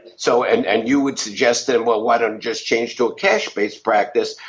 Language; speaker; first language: English; native; English